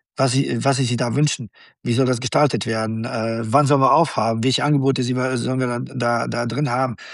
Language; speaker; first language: German; non-native, fluent; Bosnian